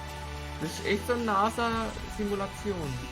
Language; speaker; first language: German; native; German